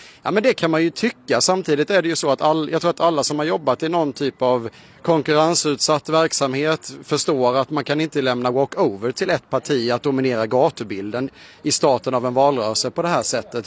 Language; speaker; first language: Swedish; native; Swedish